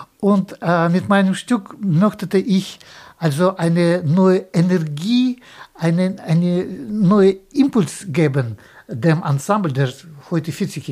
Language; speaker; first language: German; non-native, fluent; Russian